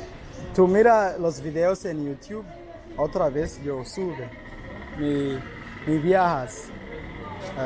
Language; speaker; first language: Spanish; non-native, learner; Swahili